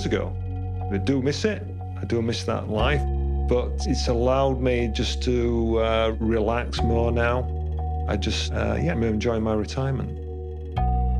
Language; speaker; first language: English; native; English